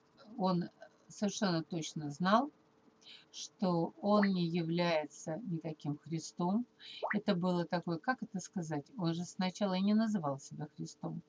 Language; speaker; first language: Russian; native; Russian